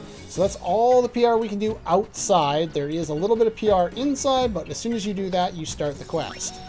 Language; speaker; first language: English; native; English